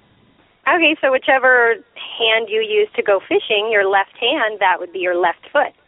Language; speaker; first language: English; native; English